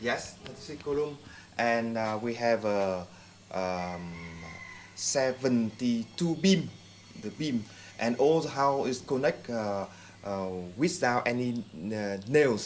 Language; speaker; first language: English; non-native, fluent; Vietnamese